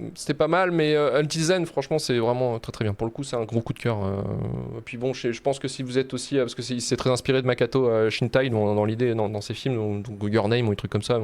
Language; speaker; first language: French; native; French